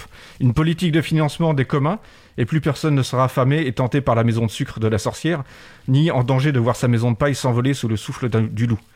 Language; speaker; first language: French; native; French